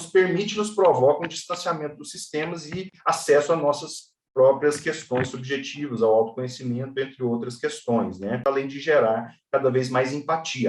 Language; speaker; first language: Portuguese; native; Portuguese